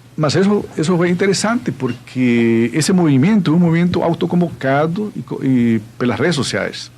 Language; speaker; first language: Portuguese; non-native, fluent; Spanish